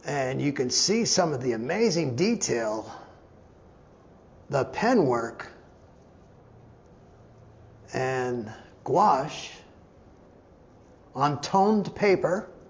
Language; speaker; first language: English; native; English